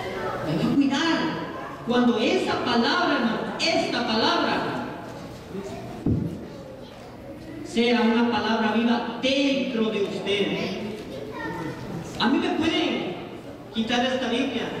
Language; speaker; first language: Spanish; native; Spanish